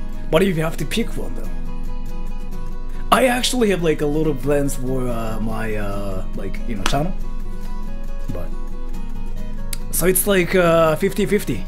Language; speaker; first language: English; early bilingual, other home language; Japanese